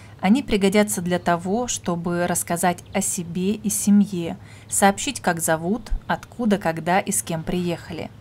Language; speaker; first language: Russian; native; Russian